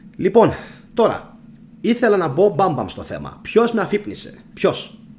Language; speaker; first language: Greek; early bilingual, heritage; Greek